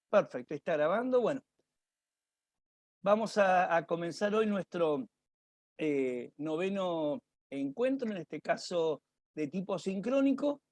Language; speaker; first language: Spanish; native; Spanish